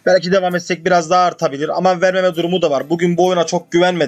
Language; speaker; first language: Turkish; native; Turkish